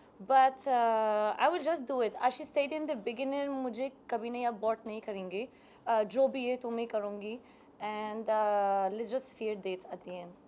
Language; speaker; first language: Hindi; non-native, learner; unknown